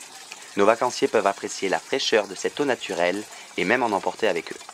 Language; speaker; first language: French; native; French